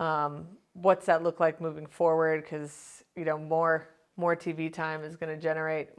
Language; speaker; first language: English; native; English